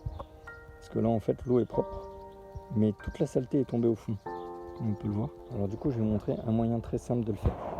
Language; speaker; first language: French; native; French